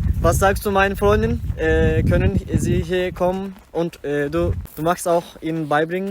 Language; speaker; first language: German; non-native, learner; Turkish